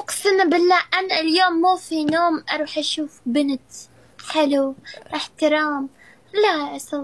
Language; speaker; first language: Arabic; non-native, learner; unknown